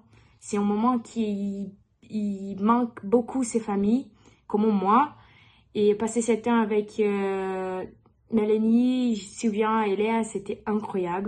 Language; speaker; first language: French; non-native, learner; Portuguese